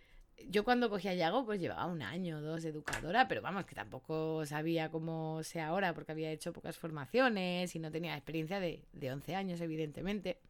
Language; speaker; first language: Spanish; native; Spanish